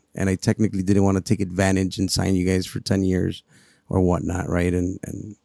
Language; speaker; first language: English; early bilingual, other home language; Spanish